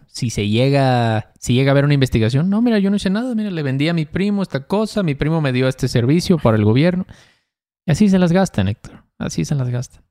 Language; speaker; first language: Spanish; native; Spanish